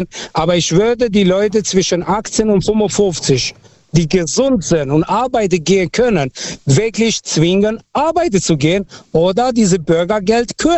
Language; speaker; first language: German; non-native, fluent; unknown